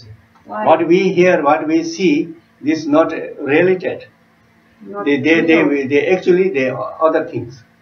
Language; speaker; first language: English; non-native, learner; Tibetan